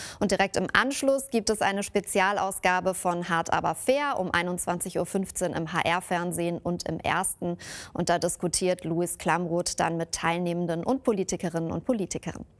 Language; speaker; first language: German; native; German